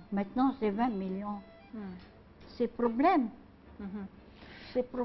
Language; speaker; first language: French; non-native, learner; Arabic